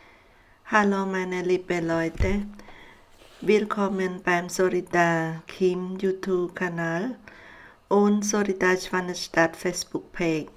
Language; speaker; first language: German; non-native, learner; Khmer